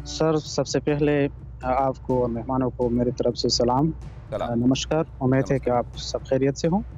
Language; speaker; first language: Hindi; non-native, fluent; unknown